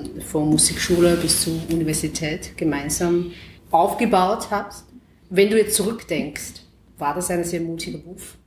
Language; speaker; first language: German; non-native, fluent; Chinese